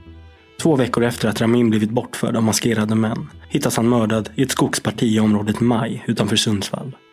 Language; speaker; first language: Swedish; native; Swedish